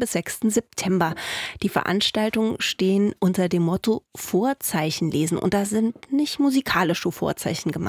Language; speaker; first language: German; native; German